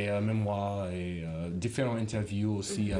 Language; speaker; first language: French; non-native, learner; English